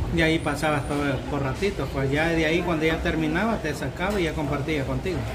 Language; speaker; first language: Spanish; native; Spanish